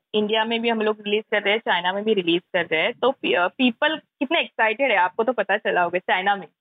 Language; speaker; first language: Hindi; non-native, local second language; Marathi